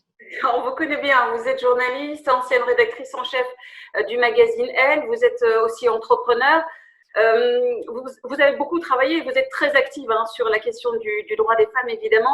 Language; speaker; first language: French; native; French